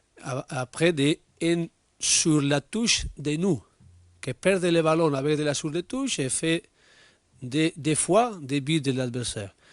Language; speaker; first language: French; non-native, learner; Spanish